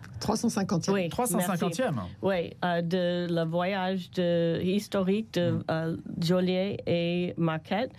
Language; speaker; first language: French; non-native, learner; English